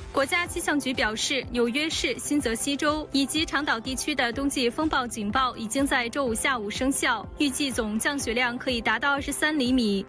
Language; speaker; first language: Chinese; native; Chinese